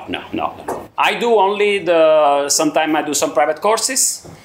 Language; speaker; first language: English; non-native, learner; Italian